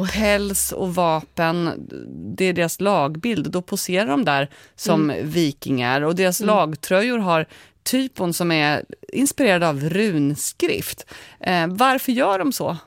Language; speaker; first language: Swedish; native; Swedish